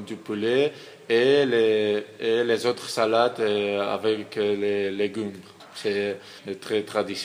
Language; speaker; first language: French; non-native, learner; Russian